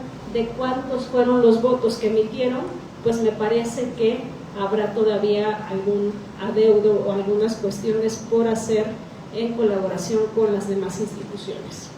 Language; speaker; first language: Spanish; native; Spanish